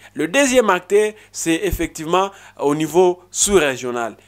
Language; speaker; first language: French; non-native, local second language; Swahili